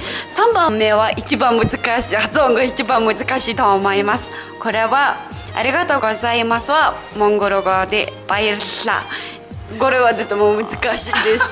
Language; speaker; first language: Japanese; non-native, fluent; Mongolian